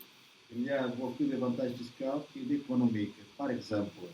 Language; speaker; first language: French; non-native, learner; Portuguese